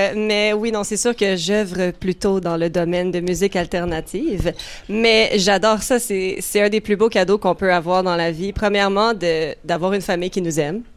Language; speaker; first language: French; native; French